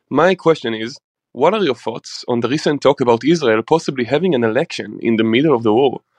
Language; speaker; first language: English; non-native, fluent; German